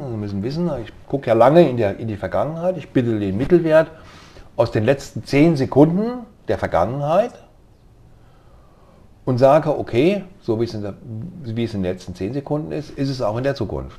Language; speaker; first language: German; native; German